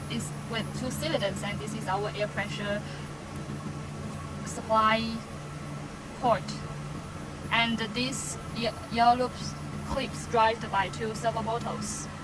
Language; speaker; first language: English; non-native, learner; Chinese